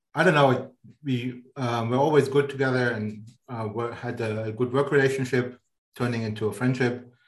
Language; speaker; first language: English; non-native, fluent; German